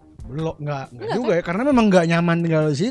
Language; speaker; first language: Indonesian; native; Indonesian